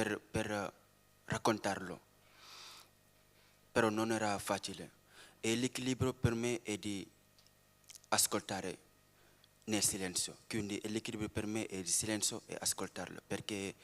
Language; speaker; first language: Italian; non-native, learner; Wolof